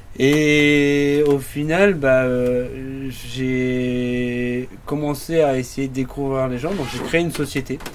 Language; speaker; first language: French; native; French